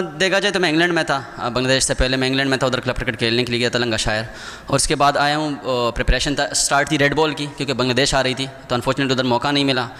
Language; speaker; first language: Urdu; non-native, local second language; Pashto